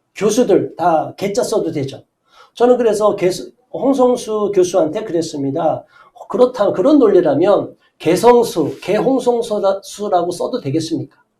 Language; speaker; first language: Korean; native; Korean